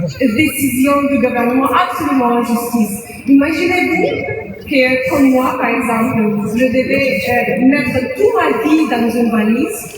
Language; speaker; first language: French; non-native, fluent; Ukrainian